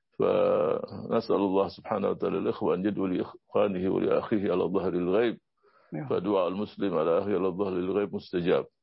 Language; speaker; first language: Arabic; non-native, fluent; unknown